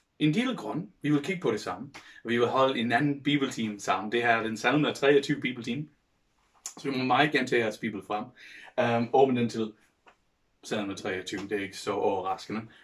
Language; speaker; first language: Danish; non-native, fluent; English